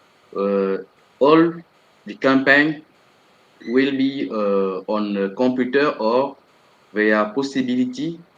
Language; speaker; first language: English; non-native, learner; French